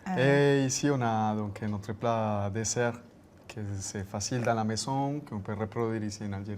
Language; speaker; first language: French; non-native, fluent; Spanish